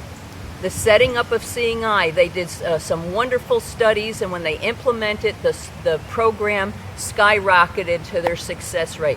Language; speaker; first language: English; native; English